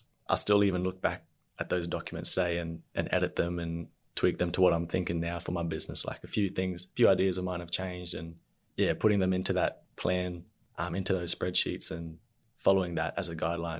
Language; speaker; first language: English; native; English